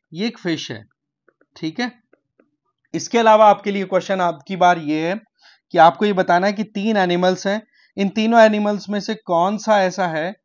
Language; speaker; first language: Hindi; native; Hindi